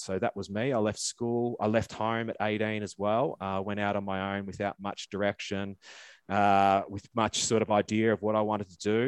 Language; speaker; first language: English; native; English